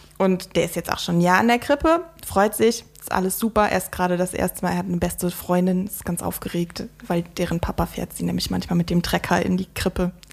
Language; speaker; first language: German; native; German